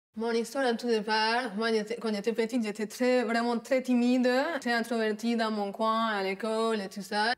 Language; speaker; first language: French; non-native, fluent; Spanish